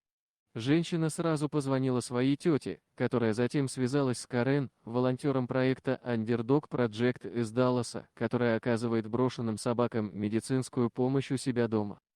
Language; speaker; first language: Russian; native; Russian